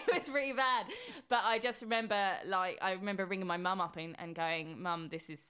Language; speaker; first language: English; native; English